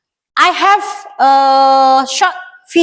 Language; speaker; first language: English; non-native, learner; Indonesian